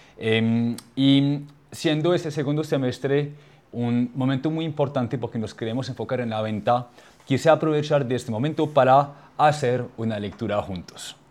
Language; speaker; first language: Spanish; non-native, fluent; French